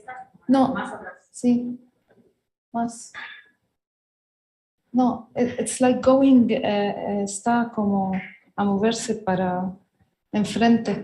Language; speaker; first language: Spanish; non-native, learner; Arabic